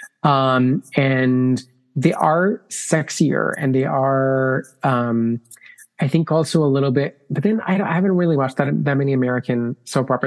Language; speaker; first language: English; non-native, fluent; Spanish